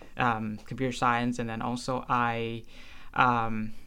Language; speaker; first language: English; non-native, fluent; Vietnamese